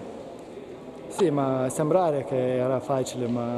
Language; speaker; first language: Italian; non-native, learner; Lithuanian